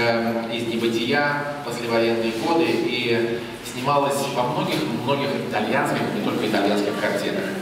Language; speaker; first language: Russian; native; Russian